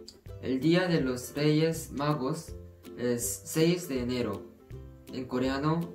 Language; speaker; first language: Spanish; non-native, fluent; Korean